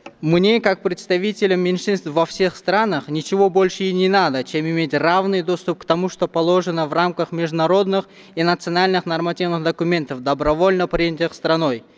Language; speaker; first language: Russian; non-native, local second language; Uzbek